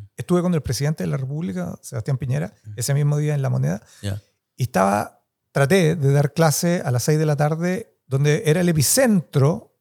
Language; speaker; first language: Spanish; native; Spanish